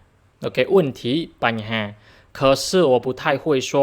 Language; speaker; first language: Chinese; non-native, fluent; Khmer